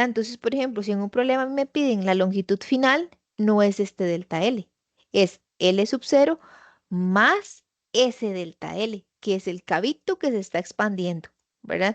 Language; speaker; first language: Spanish; native; Spanish